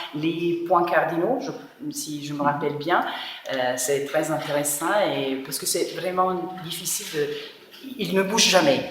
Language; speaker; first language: French; non-native, fluent; Italian